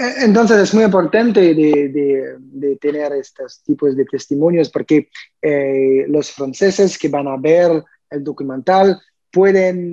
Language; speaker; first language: Spanish; non-native, learner; French